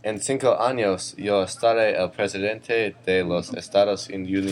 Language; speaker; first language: Spanish; non-native, learner; English